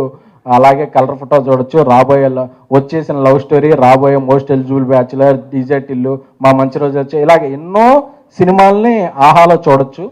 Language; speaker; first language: Telugu; native; Telugu